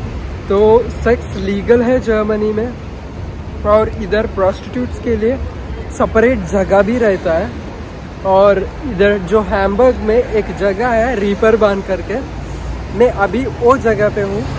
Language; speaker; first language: Hindi; non-native, local second language; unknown